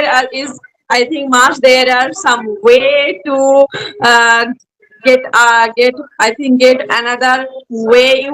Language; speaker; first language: English; non-native, learner; Bangla